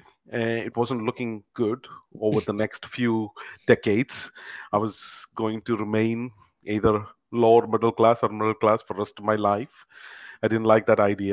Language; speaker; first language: English; non-native, local second language; Tamil